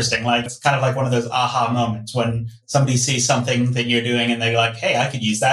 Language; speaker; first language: English; non-native, local second language; Cantonese